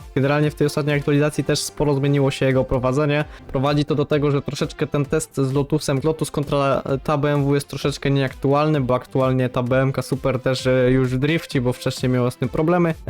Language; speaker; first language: Polish; native; Polish